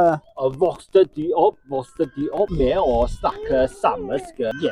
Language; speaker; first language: Norwegian; non-native, learner; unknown